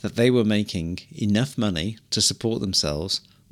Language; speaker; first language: English; native; English